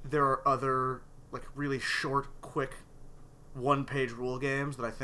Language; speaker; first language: English; native; English